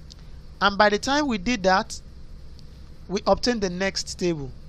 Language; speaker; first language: English; non-native, local second language; Yoruba